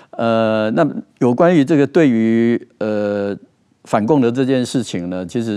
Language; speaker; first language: Chinese; native; Chinese